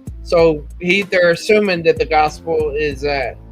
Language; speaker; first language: English; native; English